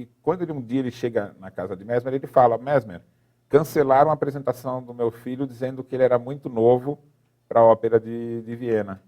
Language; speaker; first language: Portuguese; native; Portuguese